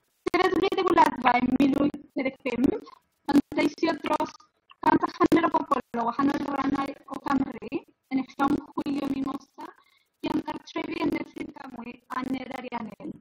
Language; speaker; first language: Welsh; non-native, learner; Spanish